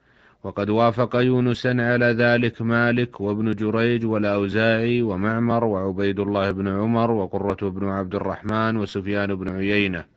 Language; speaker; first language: Arabic; native; Arabic